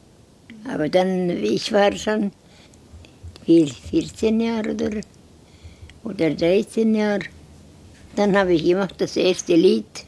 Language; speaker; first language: German; non-native, learner; Estonian